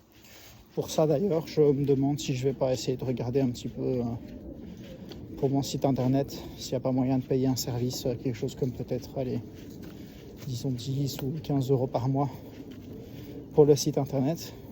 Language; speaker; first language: French; native; French